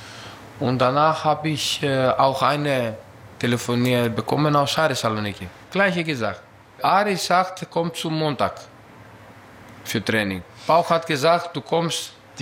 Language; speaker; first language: German; non-native, learner; Greek